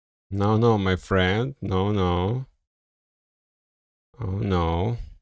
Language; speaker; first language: English; non-native, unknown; Ukrainian